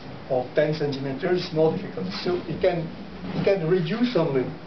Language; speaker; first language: English; non-native, fluent; French